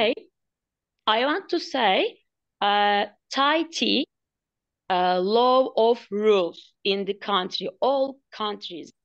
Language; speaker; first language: English; non-native, learner; Turkish